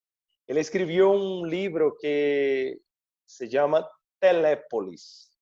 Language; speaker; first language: Spanish; non-native, fluent; Portuguese